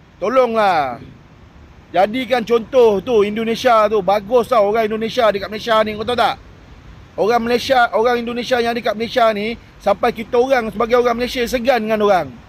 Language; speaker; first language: Malay; native; Malay